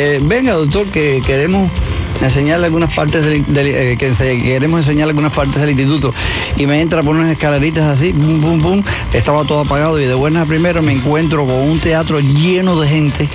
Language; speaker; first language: Spanish; native; Spanish